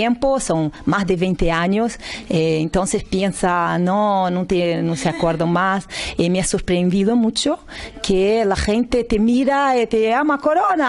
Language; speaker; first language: Spanish; non-native, learner; Portuguese